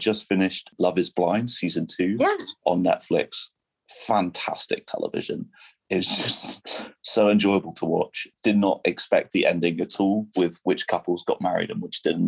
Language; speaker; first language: English; non-native, local second language; French